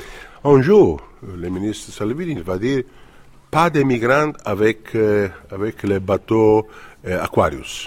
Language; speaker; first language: French; non-native, fluent; Italian